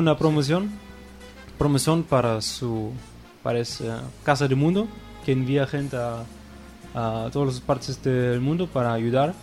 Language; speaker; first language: Spanish; non-native, fluent; German